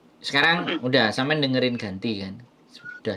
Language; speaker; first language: Indonesian; non-native, local second language; Javanese